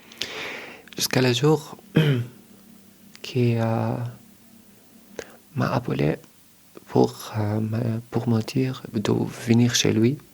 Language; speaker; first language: French; early bilingual, other home language; Arabic